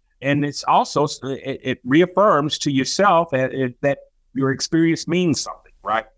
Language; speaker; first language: English; native; English